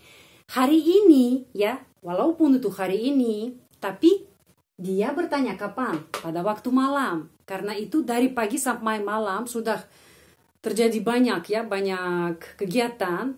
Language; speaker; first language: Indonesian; non-native, fluent; Russian